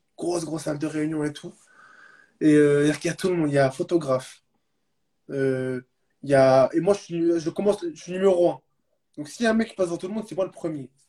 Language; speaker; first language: French; early bilingual, other home language; Arabic